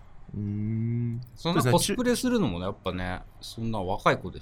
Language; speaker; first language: Japanese; native; Japanese